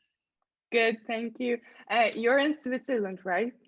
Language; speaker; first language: English; non-native, fluent; Turkish